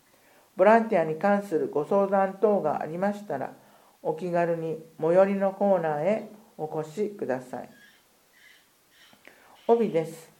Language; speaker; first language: Japanese; native; Japanese